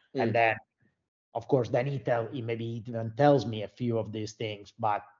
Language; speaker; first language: English; non-native, fluent; Italian